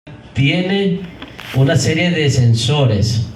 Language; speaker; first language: Spanish; native; Spanish